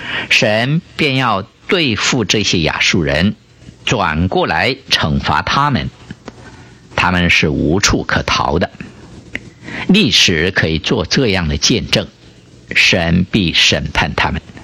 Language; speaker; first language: Chinese; native; Chinese